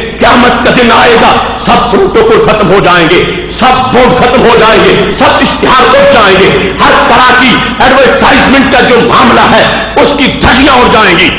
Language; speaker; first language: Urdu; non-native, local second language; Punjabi